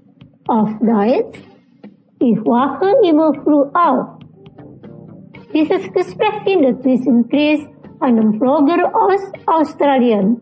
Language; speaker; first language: German; non-native, learner; Indonesian